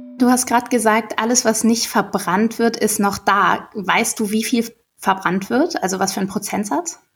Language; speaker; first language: German; native; German